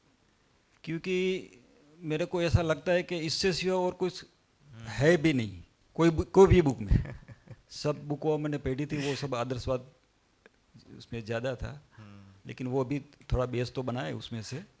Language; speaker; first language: Hindi; non-native, local second language; Gujarati